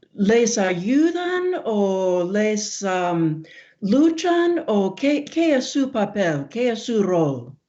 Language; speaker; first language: Spanish; non-native, learner; English